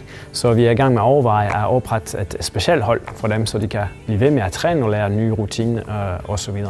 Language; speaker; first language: Danish; non-native, fluent; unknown